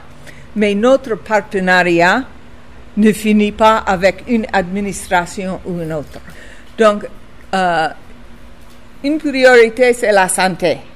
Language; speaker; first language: French; non-native, fluent; English